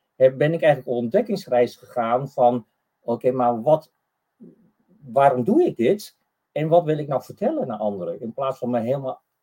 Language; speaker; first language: Dutch; early bilingual, other home language; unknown